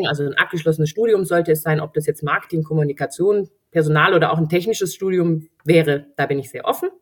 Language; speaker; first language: German; native; German